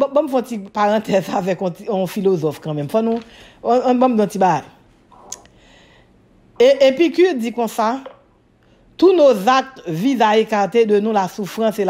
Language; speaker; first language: French; non-native, local second language; Haitian Creole